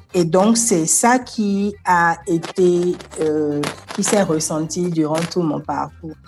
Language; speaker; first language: French; non-native, local second language; Fon